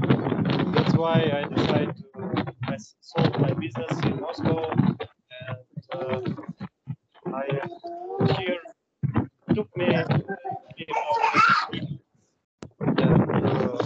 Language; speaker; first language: English; non-native, learner; Russian